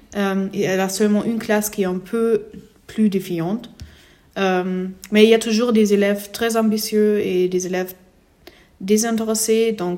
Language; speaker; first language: French; non-native, fluent; German